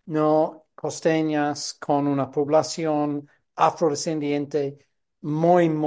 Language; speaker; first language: Spanish; non-native, fluent; English